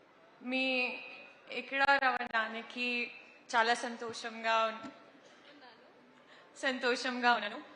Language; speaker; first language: Telugu; non-native, learner; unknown